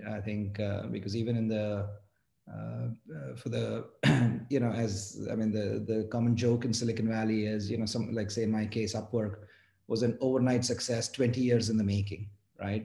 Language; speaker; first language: English; non-native, local second language; Gujarati